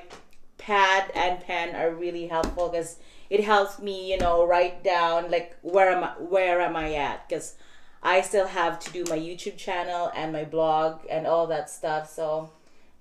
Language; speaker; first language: English; non-native, local second language; Cebuano